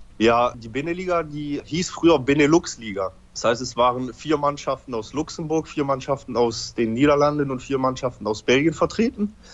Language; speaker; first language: German; early bilingual, other home language; Polish